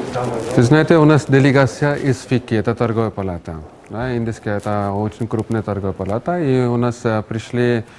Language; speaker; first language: Russian; non-native, fluent; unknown